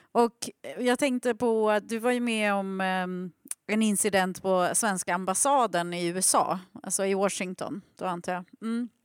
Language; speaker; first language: Swedish; native; Swedish